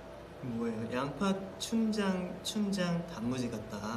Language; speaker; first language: Korean; non-native, fluent; Vietnamese